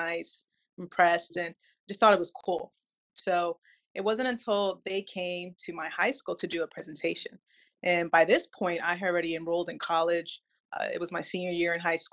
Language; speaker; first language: English; native; English